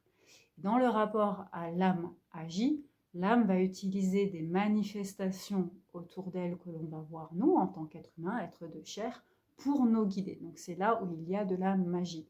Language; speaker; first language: French; native; French